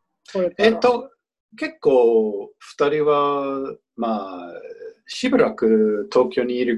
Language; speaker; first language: Japanese; non-native, fluent; English